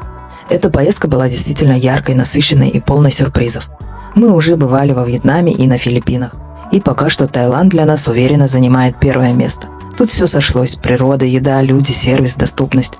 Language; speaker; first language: Russian; native; Russian